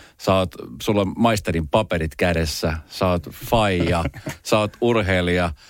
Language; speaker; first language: Finnish; native; Finnish